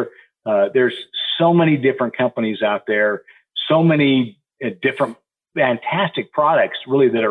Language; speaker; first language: English; native; English